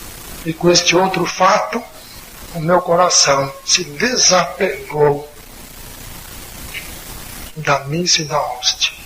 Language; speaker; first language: Portuguese; native; Portuguese